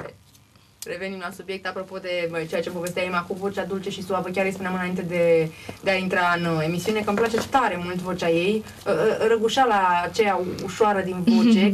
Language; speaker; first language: Romanian; native; Romanian